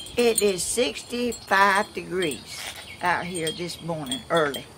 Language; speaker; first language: English; native; English